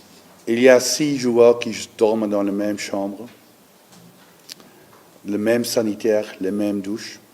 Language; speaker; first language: French; non-native, learner; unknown